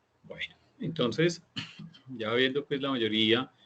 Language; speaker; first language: Spanish; native; Spanish